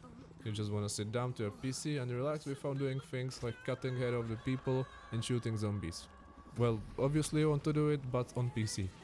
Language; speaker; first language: English; non-native, fluent; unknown